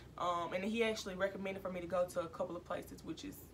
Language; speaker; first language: English; native; English